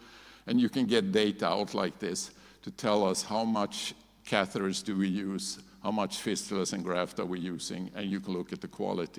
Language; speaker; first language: English; non-native, fluent; Swedish